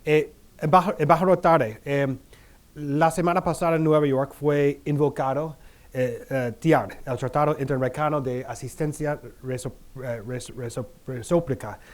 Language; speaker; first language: Spanish; non-native, fluent; English